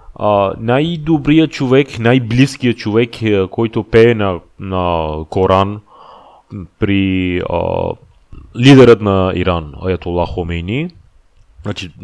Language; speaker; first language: Bulgarian; non-native, fluent; Persian